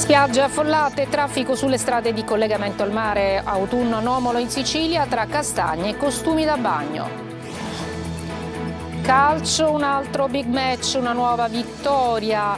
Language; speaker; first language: Italian; native; Italian